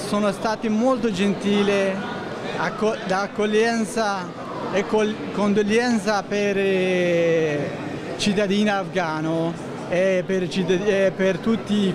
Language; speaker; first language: Italian; non-native, learner; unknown